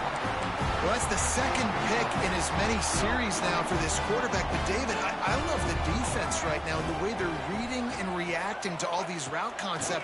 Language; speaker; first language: English; native; English